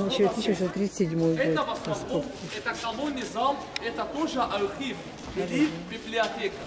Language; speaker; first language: Russian; non-native, learner; Arabic